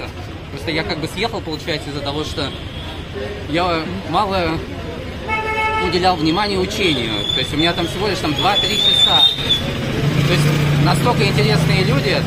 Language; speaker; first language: Russian; native; Russian